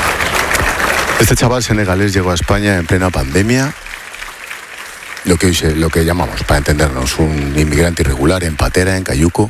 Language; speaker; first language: Spanish; native; Spanish